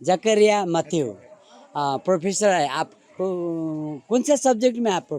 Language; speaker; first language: Hindi; non-native, learner; Nepali